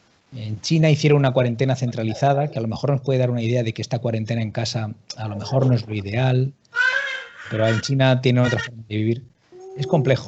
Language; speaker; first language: Spanish; native; Spanish